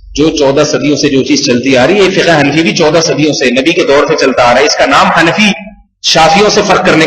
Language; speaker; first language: Urdu; native; Urdu